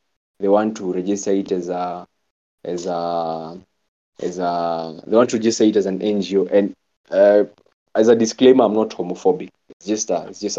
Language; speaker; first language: English; non-native, local second language; Kikuyu